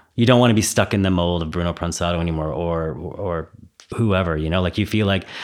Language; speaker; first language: English; native; English